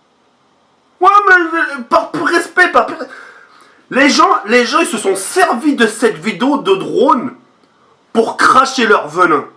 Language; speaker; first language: French; native; French